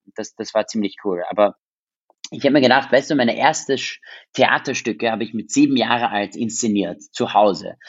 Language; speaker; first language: German; non-native, local second language; English